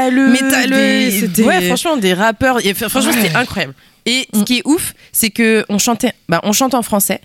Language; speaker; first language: French; early bilingual, other home language; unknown